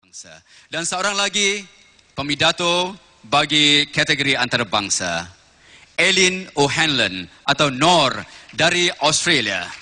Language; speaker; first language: Malay; native; Malay